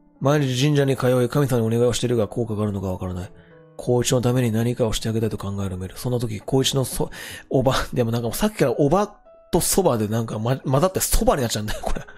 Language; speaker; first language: Japanese; native; Japanese